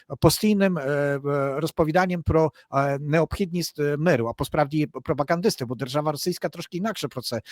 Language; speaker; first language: Polish; non-native, learner; Ukrainian